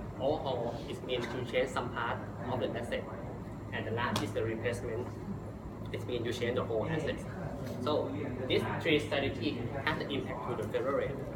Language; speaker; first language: English; non-native, learner; Thai